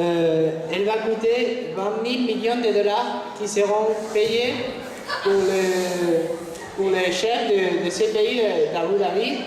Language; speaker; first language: French; non-native, fluent; Spanish